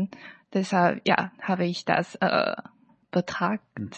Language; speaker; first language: German; non-native, learner; Chinese